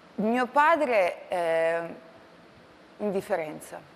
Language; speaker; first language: Italian; non-native, fluent; Croatian